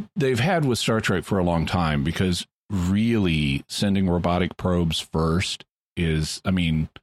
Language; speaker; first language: English; native; English